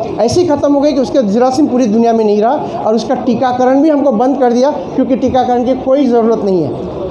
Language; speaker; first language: Hindi; non-native, local second language; Marathi